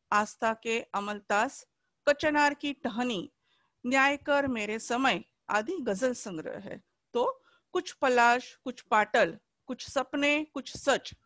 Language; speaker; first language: Hindi; non-native, local second language; Marathi